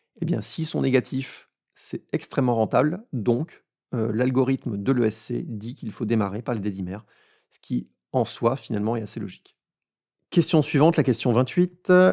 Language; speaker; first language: French; native; French